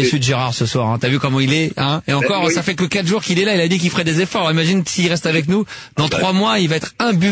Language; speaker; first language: French; native; French